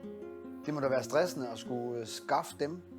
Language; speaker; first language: Danish; native; Danish